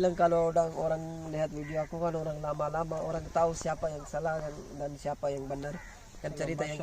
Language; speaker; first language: Indonesian; non-native, fluent; Urdu